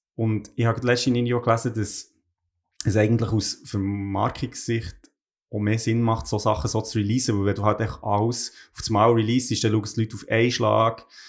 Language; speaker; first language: German; native; German